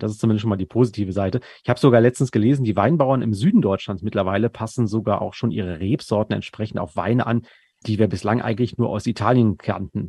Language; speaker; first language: German; native; German